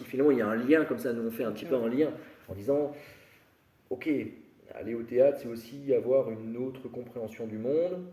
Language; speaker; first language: French; native; French